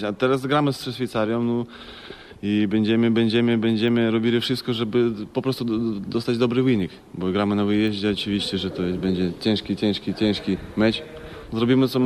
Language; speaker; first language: Polish; non-native, fluent; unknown